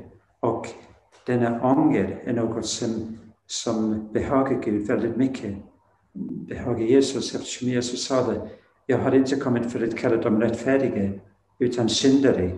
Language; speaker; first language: Swedish; non-native, fluent; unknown